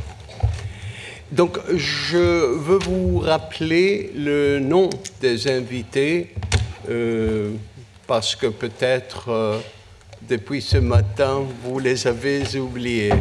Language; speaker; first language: French; non-native, fluent; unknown